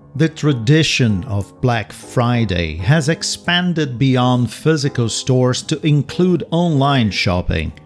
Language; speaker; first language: English; non-native, fluent; Portuguese